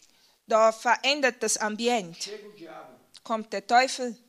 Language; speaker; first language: German; non-native, fluent; Portuguese